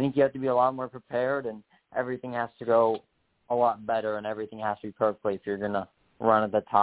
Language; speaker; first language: English; native; English